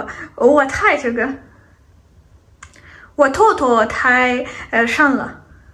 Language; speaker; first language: Chinese; non-native, learner; Ukrainian